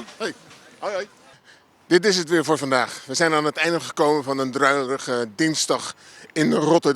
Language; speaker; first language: Dutch; native; Dutch